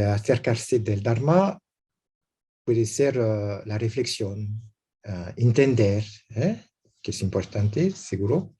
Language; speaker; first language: Spanish; non-native, learner; French